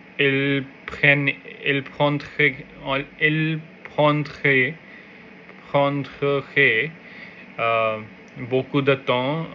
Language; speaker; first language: French; non-native, learner; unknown